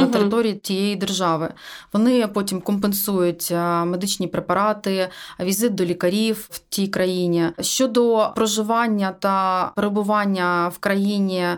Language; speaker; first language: Ukrainian; native; Ukrainian